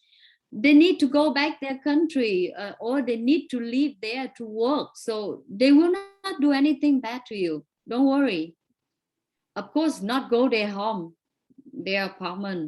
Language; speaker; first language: English; non-native, fluent; Vietnamese